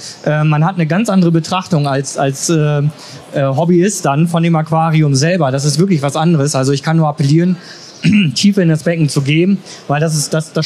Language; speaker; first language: German; native; German